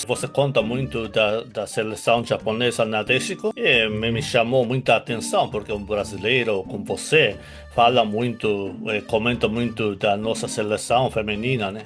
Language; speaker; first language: Portuguese; non-native, learner; Japanese